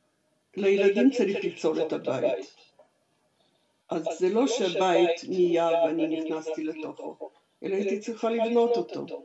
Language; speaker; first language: Hebrew; non-native, fluent; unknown